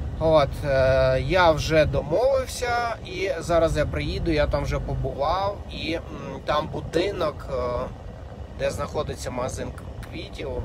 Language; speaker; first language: Ukrainian; non-native, local second language; Russian